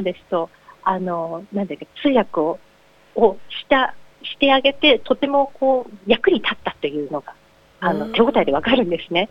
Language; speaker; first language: Japanese; native; Japanese